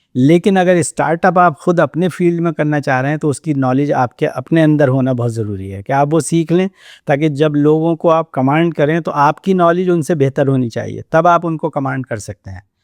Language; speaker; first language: Hindi; native; Hindi